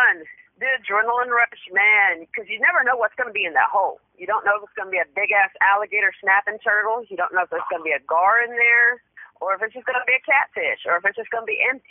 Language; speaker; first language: English; native; English